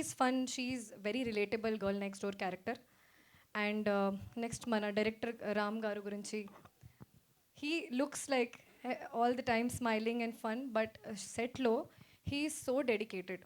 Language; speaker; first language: Telugu; non-native, local second language; Hindi